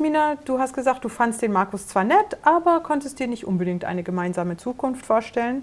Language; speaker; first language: German; native; German